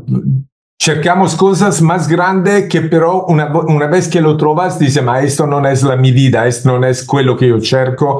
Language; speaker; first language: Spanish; non-native, learner; Italian